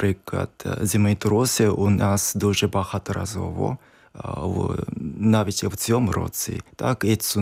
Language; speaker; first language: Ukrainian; non-native, learner; Japanese